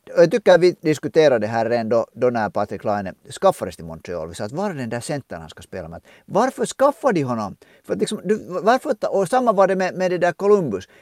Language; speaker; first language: Swedish; native; Swedish